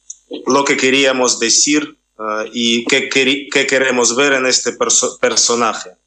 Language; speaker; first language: Spanish; non-native, fluent; Russian